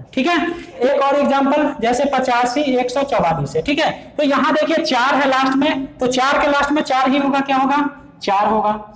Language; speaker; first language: Hindi; native; Hindi